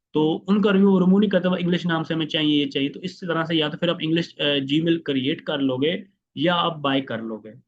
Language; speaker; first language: Urdu; non-native, local second language; Punjabi